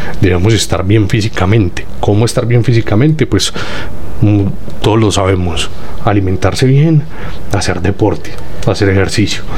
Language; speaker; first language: Spanish; native; Spanish